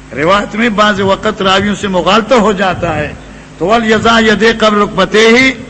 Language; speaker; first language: Urdu; non-native, local second language; Northern Hindko